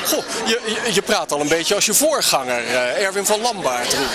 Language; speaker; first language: Dutch; native; Dutch